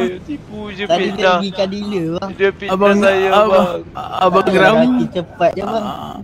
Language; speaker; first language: Malay; native; Malay